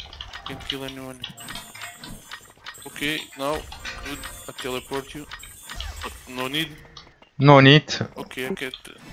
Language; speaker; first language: English; non-native, learner; Turkish